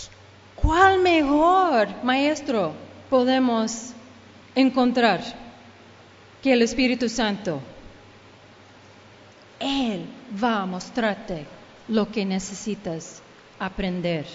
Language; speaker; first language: Spanish; early bilingual, heritage; Spanish